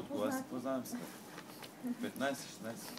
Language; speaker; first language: Bulgarian; non-native, learner; Arabic